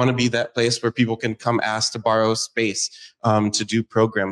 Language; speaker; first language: English; native; English